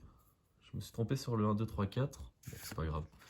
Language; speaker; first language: French; native; French